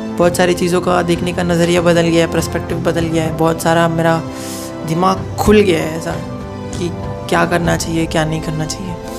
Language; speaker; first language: Hindi; non-native, local second language; Marathi